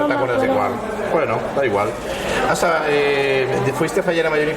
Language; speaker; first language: Spanish; native; Spanish